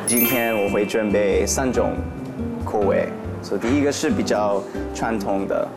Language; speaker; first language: Chinese; non-native, learner; English